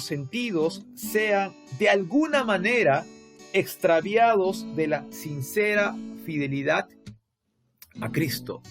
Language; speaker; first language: Spanish; native; Spanish